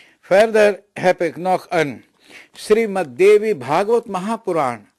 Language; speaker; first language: Dutch; non-native, local second language; Caribbean Hindustani